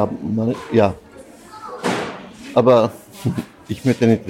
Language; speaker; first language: German; non-native, learner; Turkish